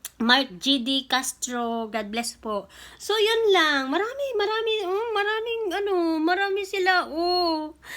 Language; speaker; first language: Filipino; non-native, local second language; Cebuano